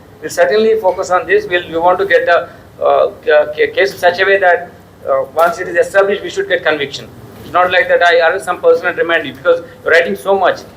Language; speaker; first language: English; non-native, local second language; Telugu